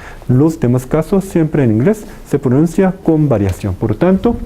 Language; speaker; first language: Spanish; non-native, fluent; Korean